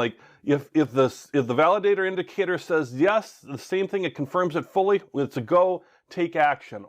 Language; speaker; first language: English; native; English